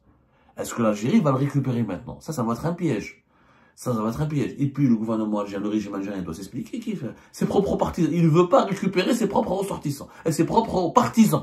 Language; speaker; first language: French; non-native, local second language; Arabic